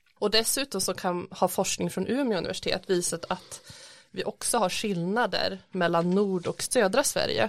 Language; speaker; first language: Swedish; native; Swedish